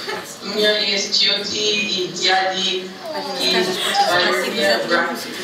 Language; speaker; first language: Russian; non-native, learner; English